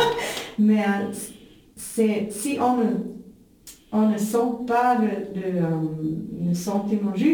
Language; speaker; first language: French; non-native, learner; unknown